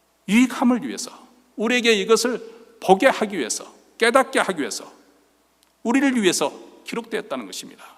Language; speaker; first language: Korean; native; Korean